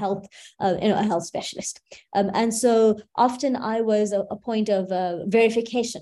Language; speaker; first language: English; native; English